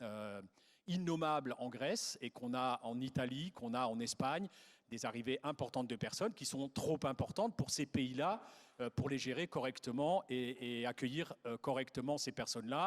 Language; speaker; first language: French; native; French